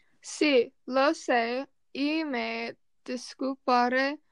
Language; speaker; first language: Spanish; non-native, learner; English